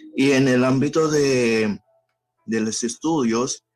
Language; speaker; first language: Spanish; early bilingual, other home language; Haitian Creole